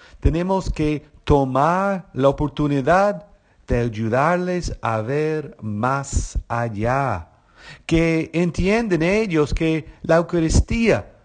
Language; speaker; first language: Spanish; non-native, fluent; English